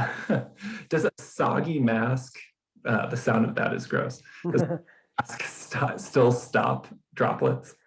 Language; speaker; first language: English; native; English